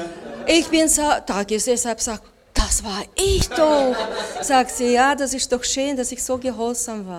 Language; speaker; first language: German; non-native, learner; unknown